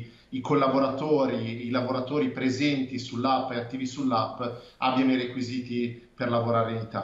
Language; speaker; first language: Italian; native; Italian